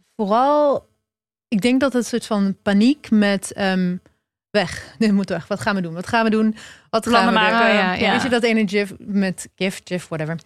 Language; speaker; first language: Dutch; early bilingual, other home language; Hebrew